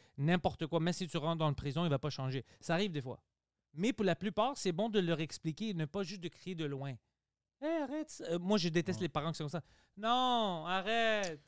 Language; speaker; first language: French; early bilingual, other home language; Greek